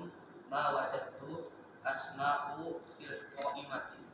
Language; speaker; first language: Arabic; non-native, learner; Indonesian